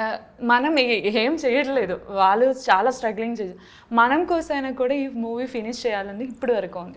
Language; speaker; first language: Telugu; non-native, learner; Malayalam